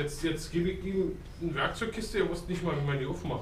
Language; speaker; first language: German; native; German